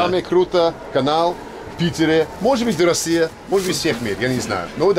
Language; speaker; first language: Russian; non-native, learner; English